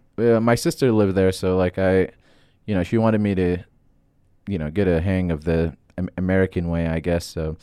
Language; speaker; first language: English; non-native, fluent; Arabic